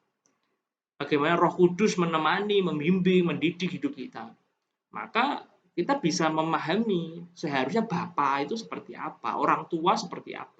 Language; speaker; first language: Indonesian; native; Indonesian